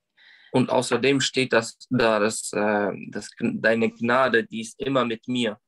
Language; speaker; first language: German; non-native, learner; Russian